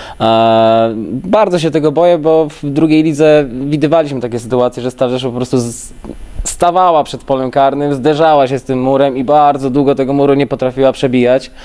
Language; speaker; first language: Polish; native; Polish